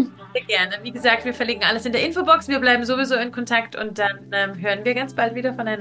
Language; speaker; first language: German; native; German